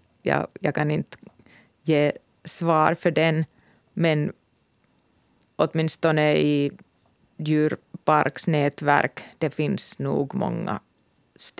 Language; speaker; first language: Swedish; non-native, local second language; Finnish